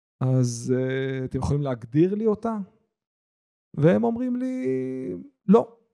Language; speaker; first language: Hebrew; native; Hebrew